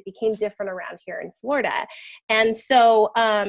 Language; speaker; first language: English; native; English